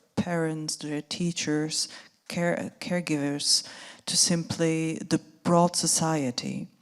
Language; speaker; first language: English; non-native, fluent; Czech